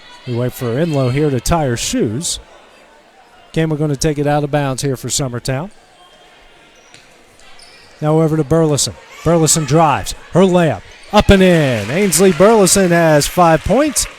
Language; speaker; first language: English; native; English